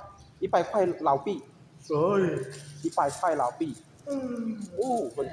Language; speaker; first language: Chinese; non-native, learner; Lao